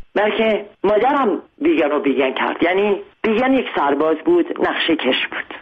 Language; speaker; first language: Persian; non-native, local second language; Armenian